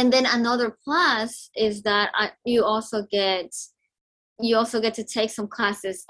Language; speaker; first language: English; non-native, fluent; Spanish